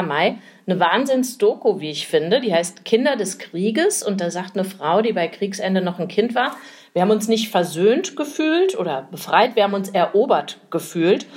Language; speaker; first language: German; native; German